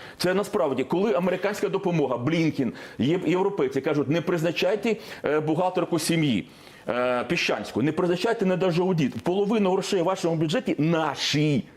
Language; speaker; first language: Ukrainian; non-native, local second language; Russian